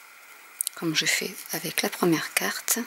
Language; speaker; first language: French; native; French